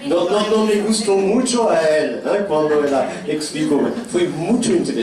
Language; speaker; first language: Spanish; non-native, fluent; French